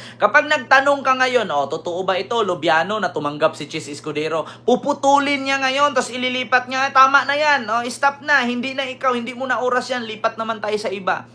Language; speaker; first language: Filipino; native; Filipino